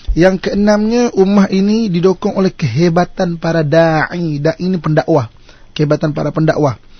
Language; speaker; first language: Malay; native; Malay